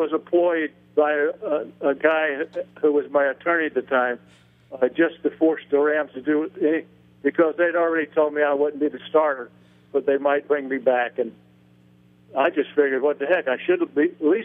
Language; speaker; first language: English; native; English